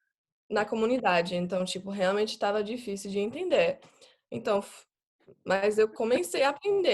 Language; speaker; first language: Portuguese; non-native, fluent; English